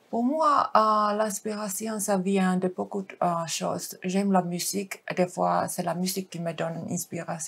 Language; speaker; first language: French; non-native, fluent; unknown